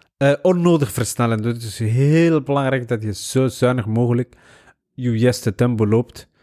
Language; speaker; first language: Dutch; early bilingual, other home language; Somali